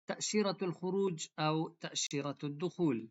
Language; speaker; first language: Arabic; non-native, fluent; Pashto